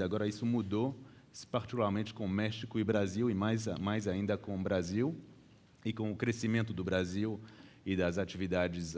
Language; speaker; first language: Portuguese; early bilingual, heritage; Portuguese